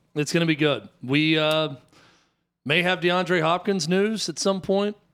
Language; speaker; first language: English; native; English